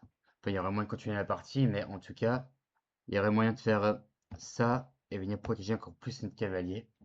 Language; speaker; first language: French; native; French